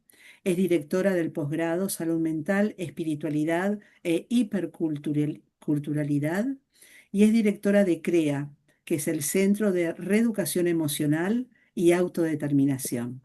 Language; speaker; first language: Spanish; native; Spanish